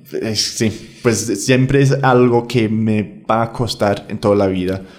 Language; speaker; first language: Spanish; non-native, fluent; English